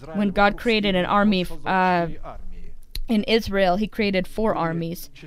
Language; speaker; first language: English; non-native, fluent; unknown